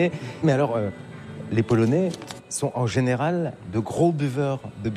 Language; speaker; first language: French; native; French